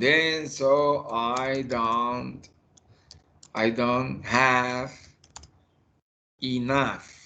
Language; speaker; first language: English; non-native, fluent; Spanish